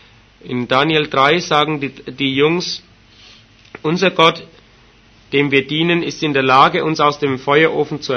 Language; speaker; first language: German; native; German